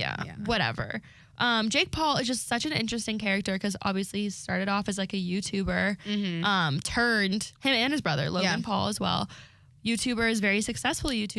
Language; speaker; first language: English; native; English